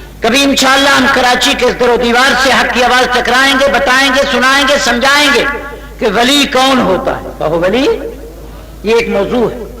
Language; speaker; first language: Urdu; non-native, local second language; Saraiki